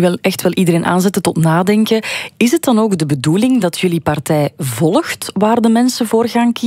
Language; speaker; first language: Dutch; native; Dutch